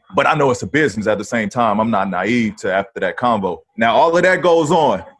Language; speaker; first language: English; native; English